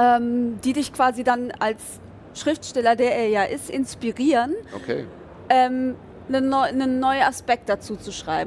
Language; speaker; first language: German; native; German